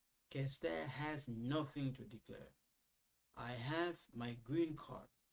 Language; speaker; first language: English; non-native, fluent; Lingala